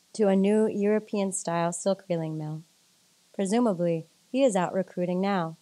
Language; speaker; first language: English; native; English